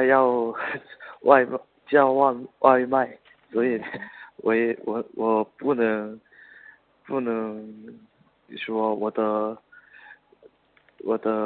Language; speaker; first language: Chinese; non-native, learner; Korean